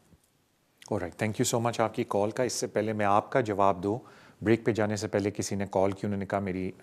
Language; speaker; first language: Urdu; native; Urdu